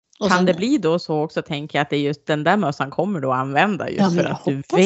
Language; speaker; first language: Swedish; native; Swedish